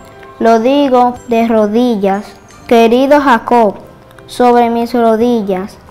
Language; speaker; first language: Spanish; native; Spanish